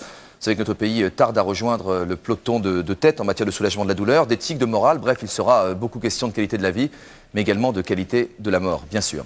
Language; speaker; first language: French; native; French